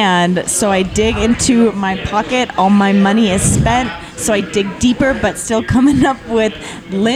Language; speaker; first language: English; native; English